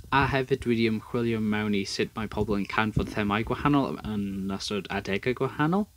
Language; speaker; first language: Welsh; non-native, local second language; English